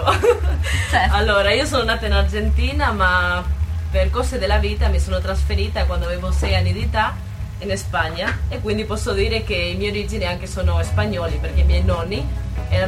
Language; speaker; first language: Italian; non-native, fluent; Spanish